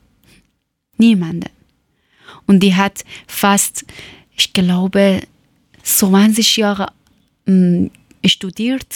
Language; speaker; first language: German; non-native, learner; Persian